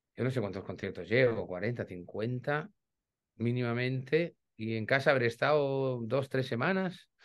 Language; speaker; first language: Spanish; native; Spanish